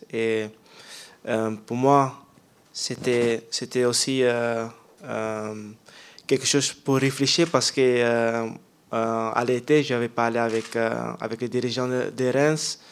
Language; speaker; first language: French; non-native, learner; Dutch